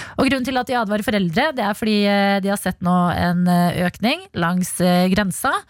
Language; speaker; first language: Norwegian; early bilingual, other home language; Albanian